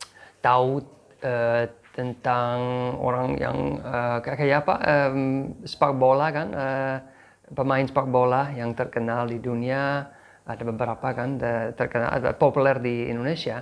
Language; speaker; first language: Indonesian; non-native, fluent; English